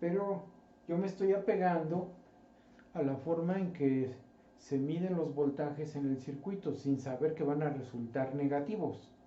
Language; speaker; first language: Spanish; native; Spanish